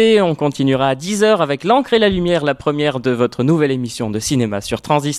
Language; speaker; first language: French; native; French